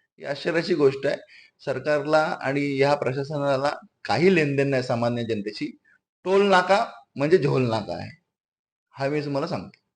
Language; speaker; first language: Marathi; native; Marathi